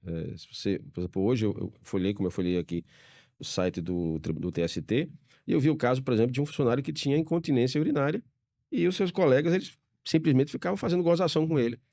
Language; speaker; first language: Portuguese; native; Portuguese